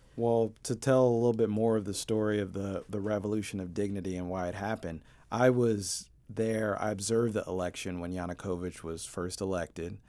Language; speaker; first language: English; native; English